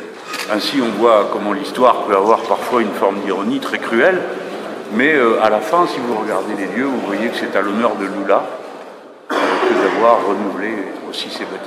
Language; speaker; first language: French; native; French